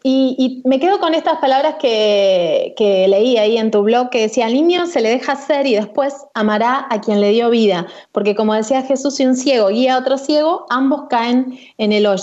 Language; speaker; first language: Spanish; native; Spanish